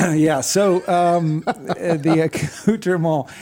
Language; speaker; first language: English; native; English